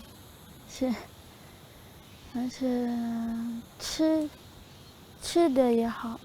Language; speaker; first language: Chinese; non-native, local second language; Tibetan